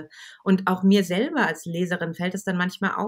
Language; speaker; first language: German; native; German